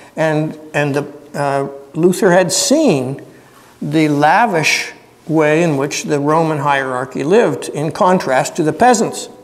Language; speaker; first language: English; native; English